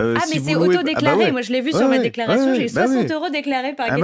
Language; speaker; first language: French; native; French